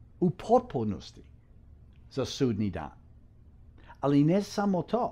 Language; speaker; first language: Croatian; early bilingual, heritage; Croatian